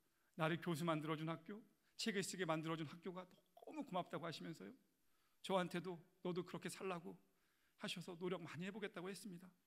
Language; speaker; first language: Korean; native; Korean